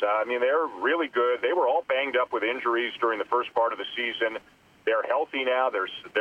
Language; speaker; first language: English; native; English